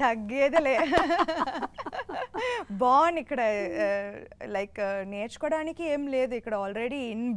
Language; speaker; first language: Telugu; non-native, local second language; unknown